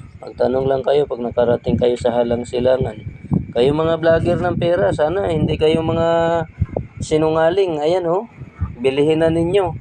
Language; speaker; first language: Filipino; native; Filipino